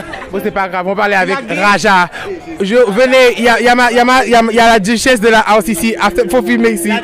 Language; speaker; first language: French; native; French